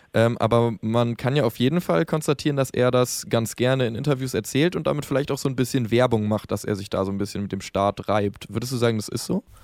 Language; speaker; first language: German; native; German